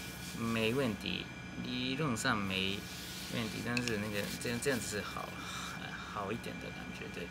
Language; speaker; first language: Chinese; non-native, learner; Japanese